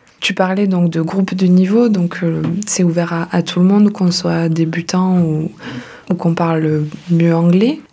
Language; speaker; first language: French; native; French